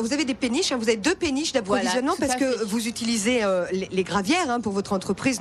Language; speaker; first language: French; native; French